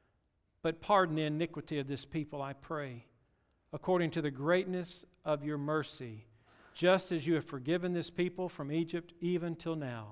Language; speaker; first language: English; native; English